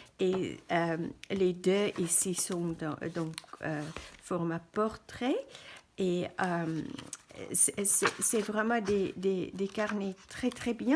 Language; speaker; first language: French; non-native, fluent; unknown